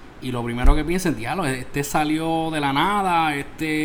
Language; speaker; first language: Spanish; native; Spanish